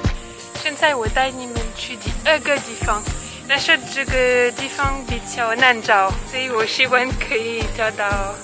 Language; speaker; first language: Chinese; non-native, learner; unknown